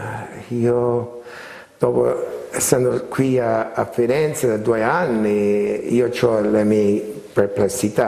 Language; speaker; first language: Italian; early bilingual, heritage; Italian